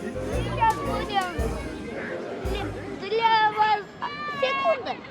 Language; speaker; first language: Russian; non-native, local second language; Kazakh